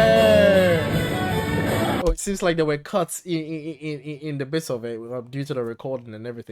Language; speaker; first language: English; native; English